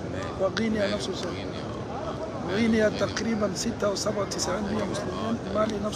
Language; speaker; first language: Arabic; non-native, learner; Bambara